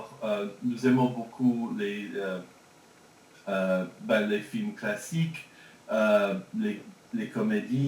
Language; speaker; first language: French; early bilingual, heritage; French